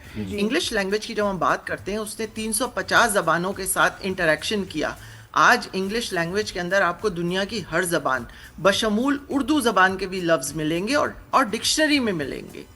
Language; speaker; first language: Urdu; native; Urdu